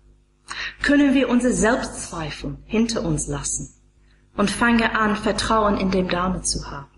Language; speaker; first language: German; non-native, fluent; English